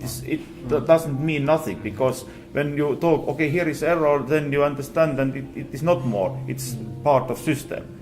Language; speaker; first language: English; non-native, fluent; Estonian